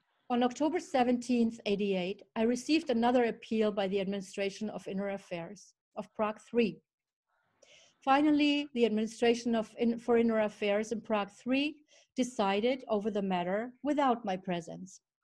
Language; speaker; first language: English; early bilingual, other home language; Czech